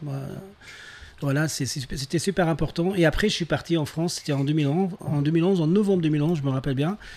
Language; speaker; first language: French; non-native, local second language; Arabic